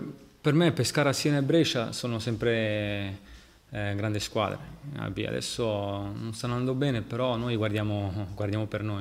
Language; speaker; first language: Italian; non-native, fluent; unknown